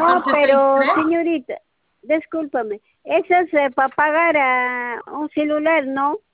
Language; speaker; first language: Spanish; non-native, local second language; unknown